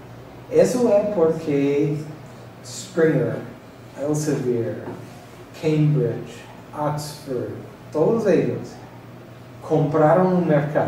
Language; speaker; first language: Portuguese; non-native, learner; English